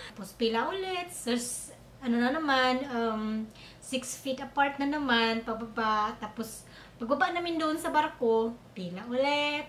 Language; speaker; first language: Filipino; non-native, local second language; Cebuano